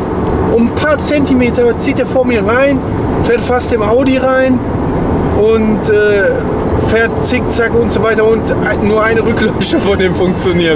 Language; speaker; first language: German; native; German